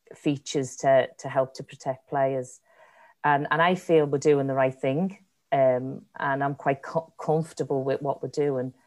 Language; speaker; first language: English; native; English